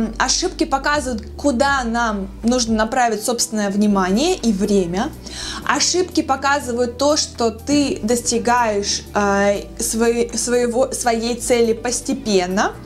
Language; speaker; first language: Russian; native; Russian